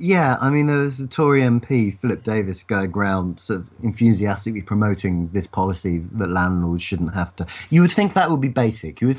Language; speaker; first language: English; native; English